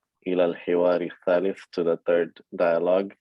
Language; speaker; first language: Arabic; non-native, fluent; English